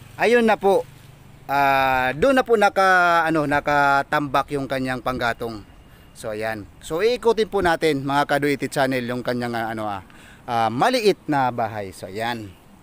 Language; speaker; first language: Filipino; non-native, local second language; Waray